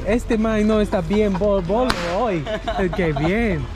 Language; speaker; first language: Spanish; non-native, learner; English